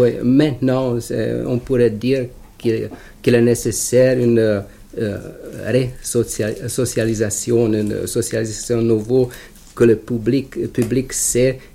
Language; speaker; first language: French; non-native, fluent; Hungarian